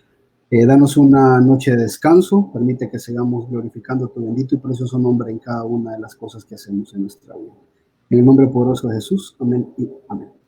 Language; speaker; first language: Spanish; native; Spanish